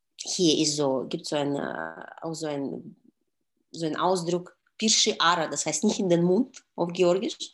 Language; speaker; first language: German; non-native, fluent; Russian